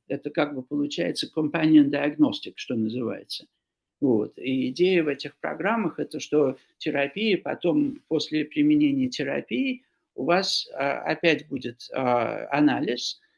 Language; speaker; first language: Russian; non-native, fluent; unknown